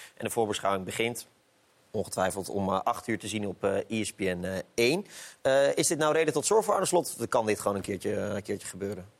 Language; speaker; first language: Dutch; native; Dutch